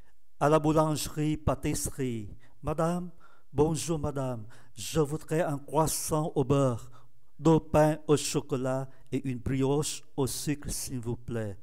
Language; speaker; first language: French; non-native, fluent; Vietnamese